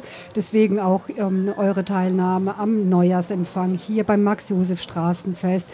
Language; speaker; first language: German; early bilingual, other home language; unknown